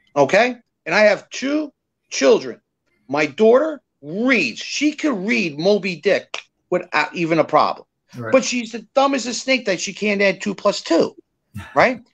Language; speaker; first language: English; native; English